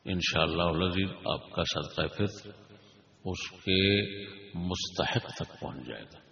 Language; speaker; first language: Urdu; non-native, local second language; Punjabi